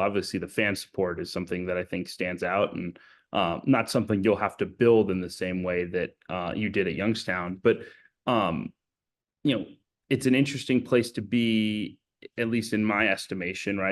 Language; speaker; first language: English; native; English